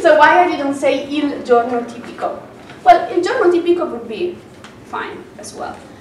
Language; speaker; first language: English; non-native, fluent; Italian